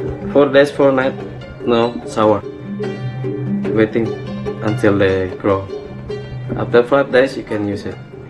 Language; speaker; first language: English; non-native, learner; Indonesian